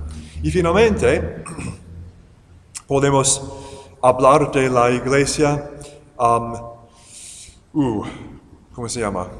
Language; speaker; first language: Spanish; non-native, fluent; English